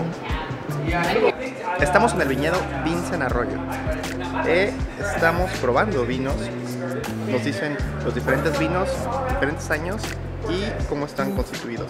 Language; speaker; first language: Spanish; native; Spanish